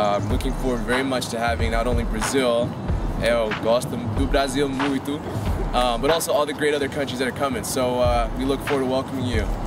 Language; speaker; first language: English; native; English